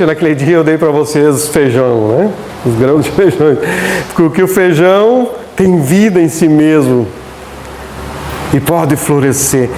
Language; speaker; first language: Portuguese; native; Portuguese